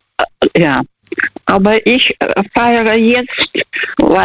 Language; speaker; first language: German; non-native, fluent; Russian